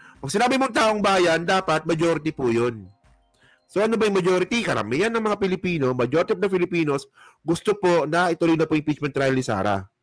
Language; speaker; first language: Filipino; non-native, local second language; Hiligaynon